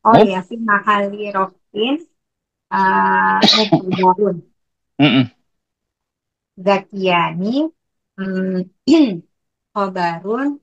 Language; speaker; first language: Arabic; non-native, learner; Indonesian